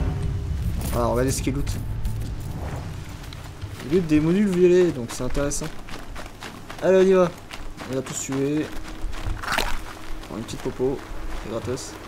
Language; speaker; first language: French; native; French